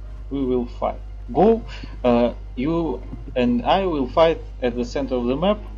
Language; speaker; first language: English; non-native, learner; Russian